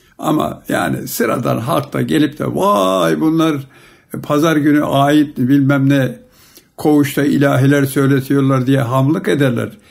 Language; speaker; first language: Turkish; native; Turkish